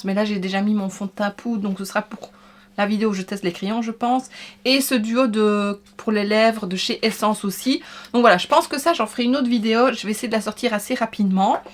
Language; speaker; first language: French; native; French